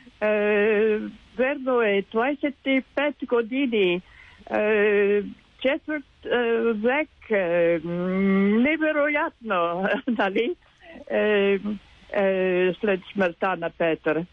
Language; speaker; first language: Bulgarian; non-native, learner; English